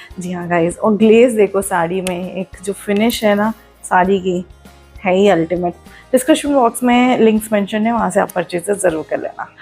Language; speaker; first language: Hindi; non-native, local second language; Marathi